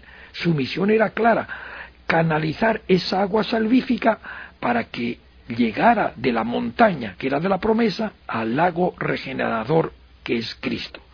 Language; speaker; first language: Spanish; native; Spanish